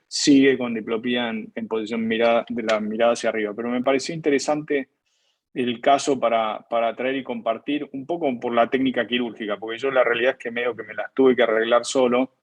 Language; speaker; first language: Spanish; native; Spanish